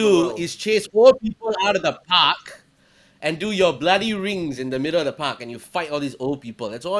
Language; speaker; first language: English; native; English